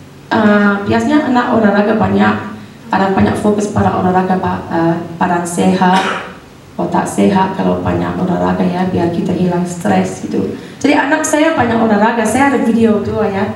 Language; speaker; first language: Indonesian; non-native, fluent; English